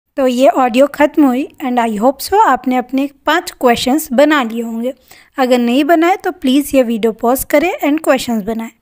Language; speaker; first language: Hindi; native; Hindi